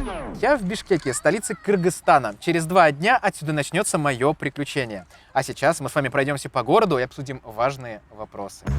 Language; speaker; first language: Russian; native; Russian